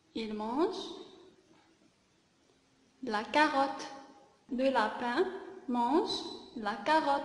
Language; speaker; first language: French; non-native, local second language; Arabic